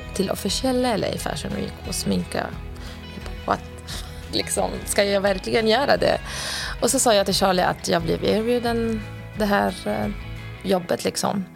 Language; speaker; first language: Swedish; non-native, fluent; Arabic